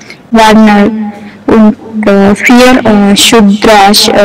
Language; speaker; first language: German; non-native, learner; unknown